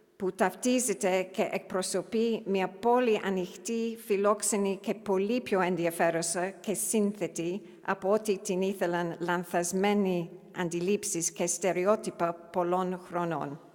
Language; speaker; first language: Greek; non-native, learner; English